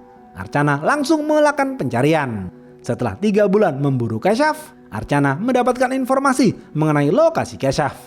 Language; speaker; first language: Indonesian; native; Indonesian